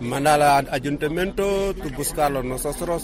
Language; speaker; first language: Spanish; non-native, learner; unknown